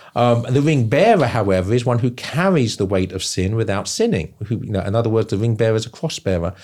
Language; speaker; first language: English; native; English